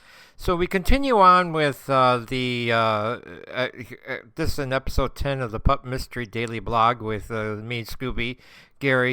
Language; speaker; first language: English; native; English